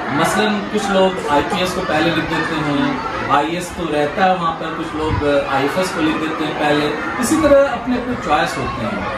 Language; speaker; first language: Hindi; native; Hindi